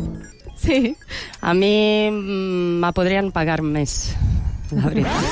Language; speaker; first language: Catalan; non-native, fluent; Italian